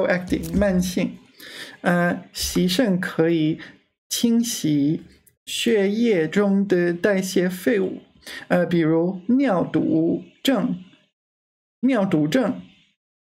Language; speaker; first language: Chinese; non-native, learner; English